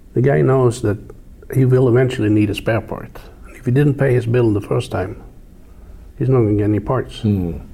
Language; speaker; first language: English; non-native, fluent; Swedish